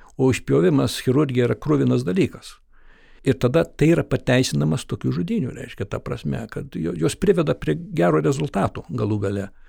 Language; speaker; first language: Lithuanian; early bilingual, heritage; Lithuanian